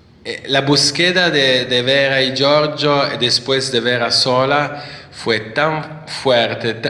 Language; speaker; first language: Spanish; non-native, fluent; Italian